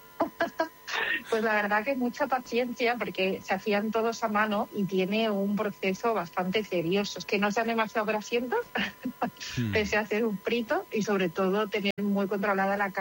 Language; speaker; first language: Spanish; native; Spanish